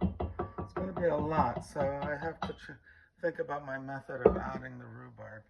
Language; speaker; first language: English; native; English